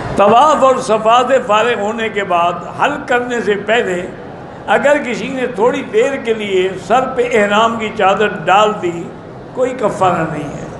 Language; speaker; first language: Urdu; native; Urdu